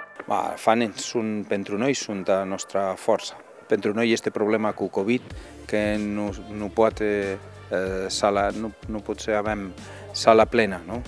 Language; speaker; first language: Romanian; non-native, learner; Spanish